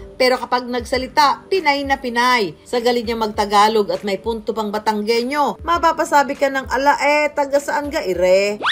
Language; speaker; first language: Filipino; native; Filipino